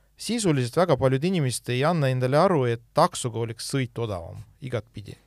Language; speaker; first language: Estonian; non-native, local second language; Russian